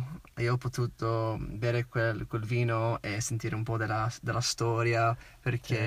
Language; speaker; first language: Italian; non-native, fluent; English